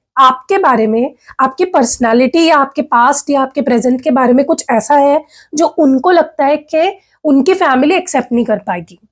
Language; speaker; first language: Hindi; non-native, local second language; Marathi